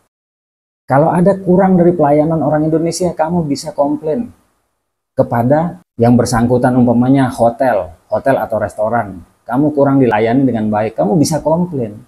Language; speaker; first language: Indonesian; native; Indonesian